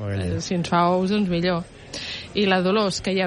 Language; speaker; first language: Catalan; native; Catalan